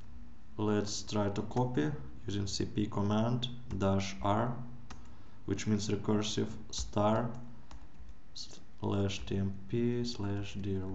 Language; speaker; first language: English; non-native, fluent; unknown